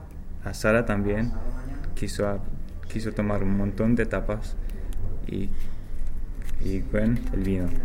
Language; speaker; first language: Spanish; non-native, learner; English